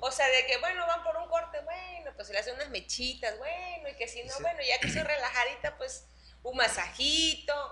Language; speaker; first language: Spanish; native; Spanish